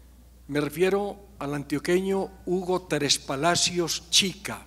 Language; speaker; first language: Spanish; native; Spanish